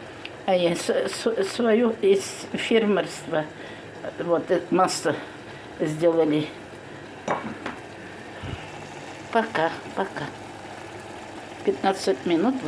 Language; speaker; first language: Russian; non-native, local second language; Tatar